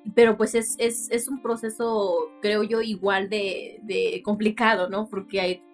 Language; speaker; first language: Spanish; non-native, local second language; Mixtepec Mixtec